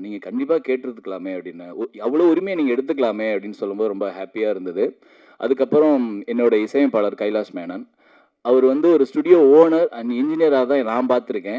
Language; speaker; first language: Tamil; native; Tamil